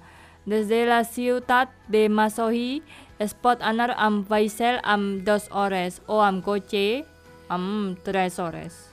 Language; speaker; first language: Catalan; non-native, learner; Indonesian